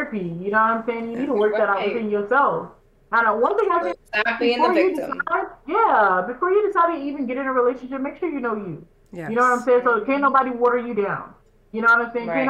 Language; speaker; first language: English; native; English